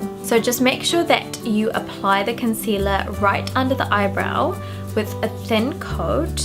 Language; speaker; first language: English; non-native, local second language; Sinhala